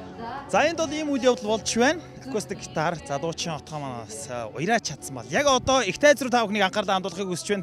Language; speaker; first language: Mongolian; native; Mongolian